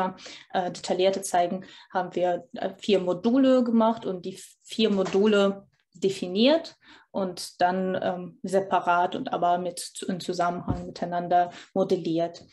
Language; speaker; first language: German; non-native, fluent; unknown